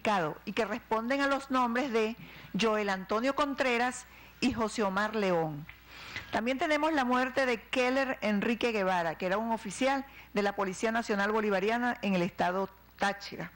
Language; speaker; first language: Spanish; native; Spanish